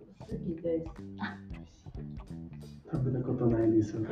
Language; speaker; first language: Japanese; non-native, learner; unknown